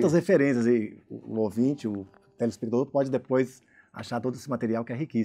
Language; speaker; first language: Portuguese; native; Portuguese